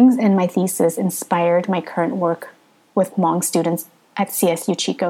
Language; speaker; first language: English; early bilingual, other home language; Hmong